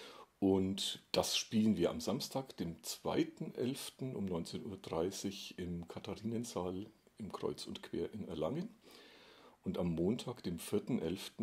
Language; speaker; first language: German; native; German